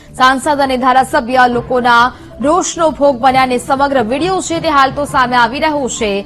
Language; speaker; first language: Gujarati; native; Gujarati